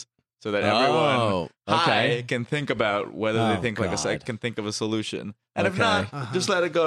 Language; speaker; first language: English; non-native, local second language; Hindi